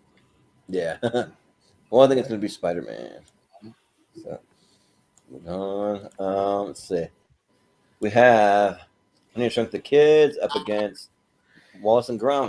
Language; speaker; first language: English; native; English